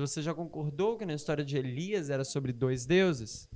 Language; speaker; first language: Portuguese; native; Portuguese